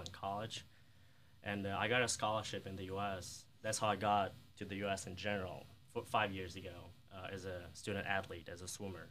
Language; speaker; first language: English; non-native, fluent; Ukrainian